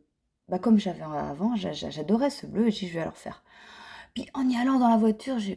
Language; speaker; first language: French; native; French